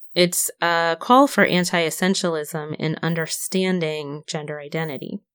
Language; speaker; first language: English; native; English